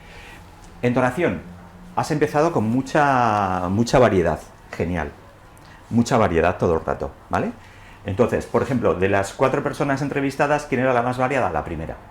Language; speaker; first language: Spanish; native; Spanish